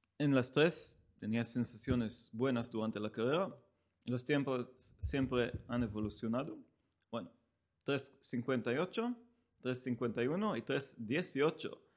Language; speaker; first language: Spanish; non-native, learner; Hebrew